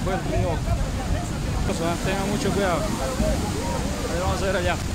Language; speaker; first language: Spanish; native; Spanish